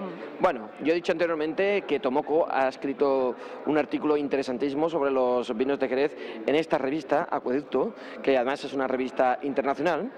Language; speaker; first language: Spanish; native; Spanish